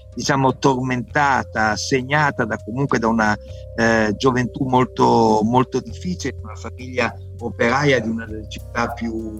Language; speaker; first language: Italian; native; Italian